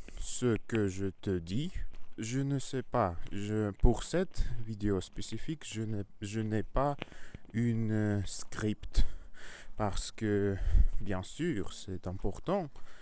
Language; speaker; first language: French; non-native, learner; Russian